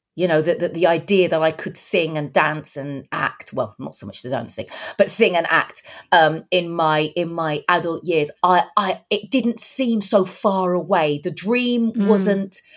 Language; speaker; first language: English; native; English